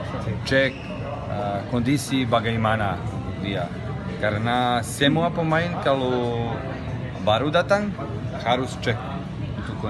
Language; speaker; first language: Indonesian; non-native, learner; Serbian